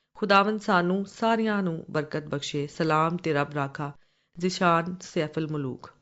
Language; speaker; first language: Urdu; non-native, local second language; Punjabi